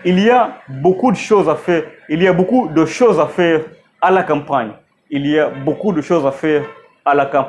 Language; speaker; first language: French; non-native, fluent; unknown